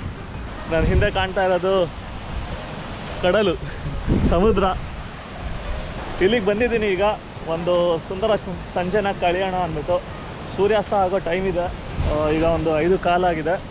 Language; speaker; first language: Kannada; native; Kannada